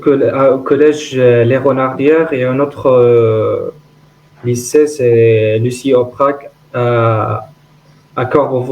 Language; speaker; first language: French; non-native, learner; Arabic